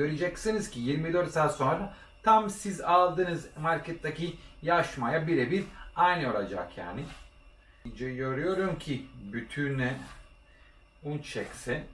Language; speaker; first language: Turkish; non-native, learner; Italian